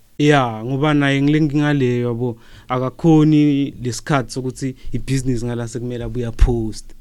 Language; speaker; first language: Zulu; non-native, local second language; Swati